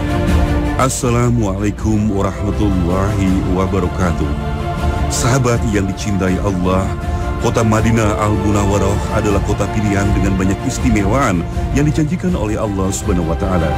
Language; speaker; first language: Indonesian; native; Indonesian